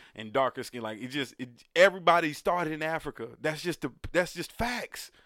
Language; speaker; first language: English; native; English